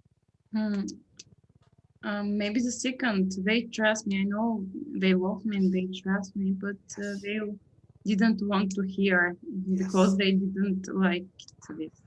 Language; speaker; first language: English; non-native, learner; Bulgarian